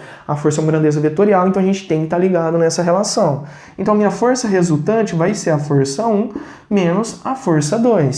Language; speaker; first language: Portuguese; native; Portuguese